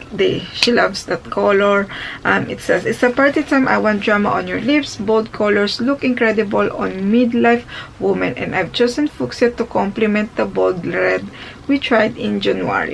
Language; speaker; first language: English; non-native, fluent; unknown